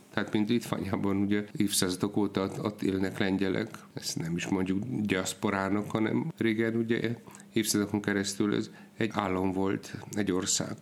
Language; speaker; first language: Hungarian; non-native, fluent; Polish